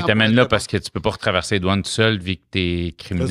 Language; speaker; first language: French; native; French